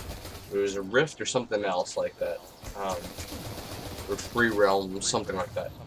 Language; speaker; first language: English; native; English